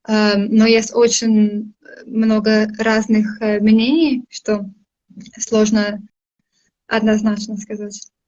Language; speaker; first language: Russian; non-native, fluent; English